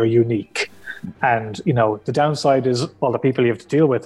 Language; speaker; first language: English; native; English